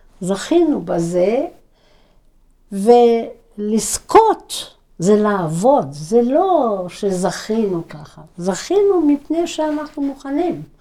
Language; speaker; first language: Hebrew; non-native, fluent; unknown